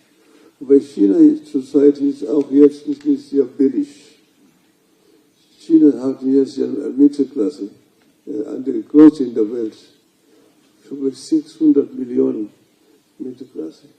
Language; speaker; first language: German; non-native, fluent; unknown